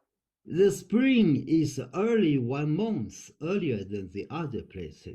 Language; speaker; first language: English; non-native, learner; Chinese